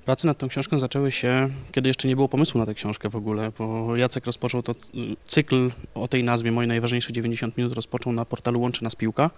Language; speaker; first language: Polish; native; Polish